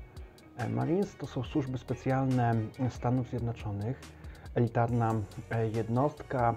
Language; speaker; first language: Polish; native; Polish